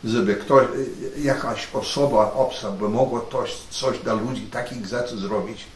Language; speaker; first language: Polish; early bilingual, heritage; Polish